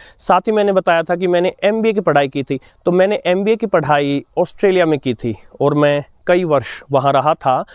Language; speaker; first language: Hindi; native; Hindi